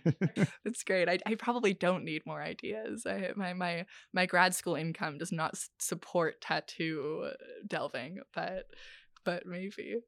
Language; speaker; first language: English; native; English